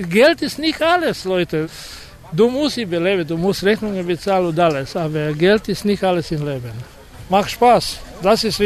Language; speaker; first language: German; non-native, learner; Croatian